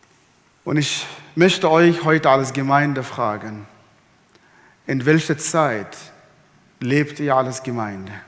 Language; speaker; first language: German; non-native, fluent; Arabic